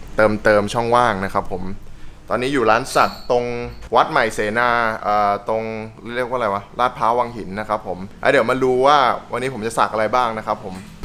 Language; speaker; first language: Thai; native; Thai